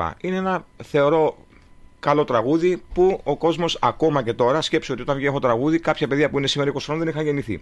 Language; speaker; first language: Greek; early bilingual, heritage; Greek